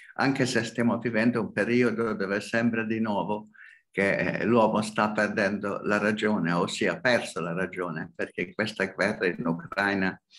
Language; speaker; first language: Italian; non-native, fluent; Hungarian